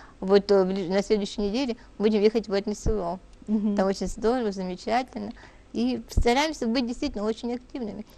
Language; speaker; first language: Russian; native; Russian